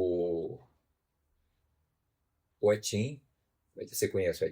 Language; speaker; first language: Portuguese; native; Portuguese